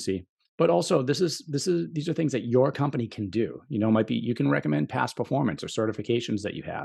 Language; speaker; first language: English; native; English